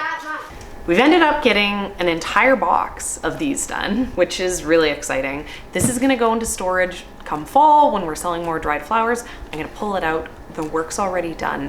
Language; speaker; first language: English; native; English